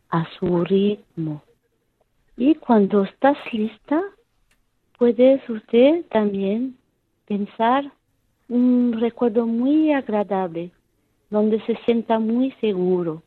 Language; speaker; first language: Spanish; non-native, fluent; French